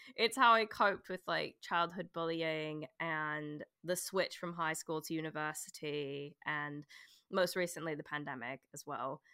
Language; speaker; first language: English; native; English